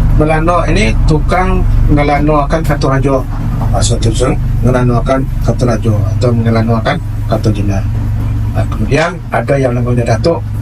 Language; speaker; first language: Malay; non-native, local second language; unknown